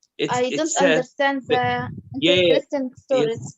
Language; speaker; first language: English; non-native, learner; Arabic